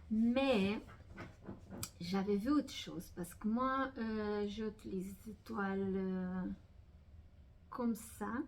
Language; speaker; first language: French; non-native, fluent; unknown